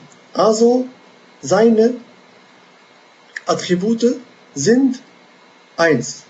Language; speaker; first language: German; non-native, fluent; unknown